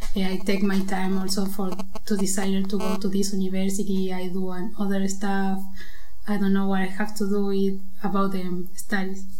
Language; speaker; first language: English; non-native, learner; Spanish